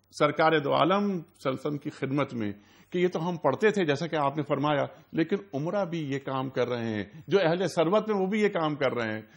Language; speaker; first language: Urdu; native; Urdu